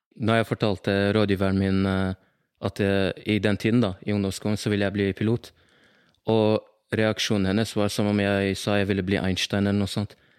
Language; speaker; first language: Norwegian; early bilingual, other home language; Arabic